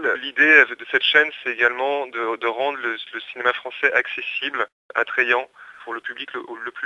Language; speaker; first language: French; native; French